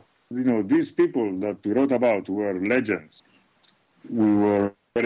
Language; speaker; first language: English; non-native, fluent; Greek